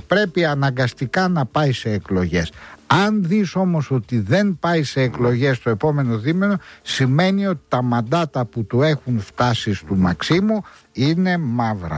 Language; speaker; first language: Greek; native; Greek